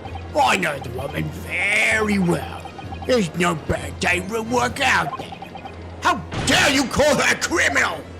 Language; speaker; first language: English; native; English